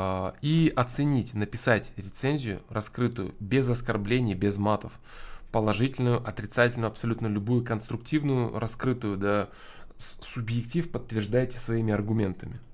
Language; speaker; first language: Russian; native; Russian